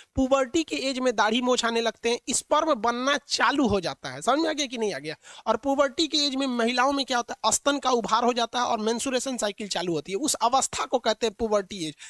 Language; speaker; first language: Hindi; native; Hindi